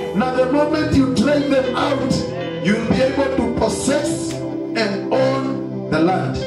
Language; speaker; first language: English; non-native, local second language; Kikuyu